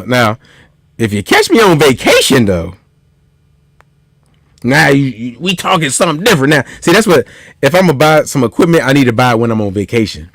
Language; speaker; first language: English; native; English